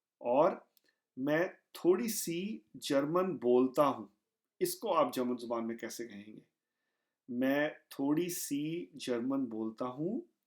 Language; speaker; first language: Urdu; non-native, local second language; Punjabi